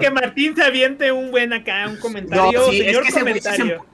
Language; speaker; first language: Spanish; native; Spanish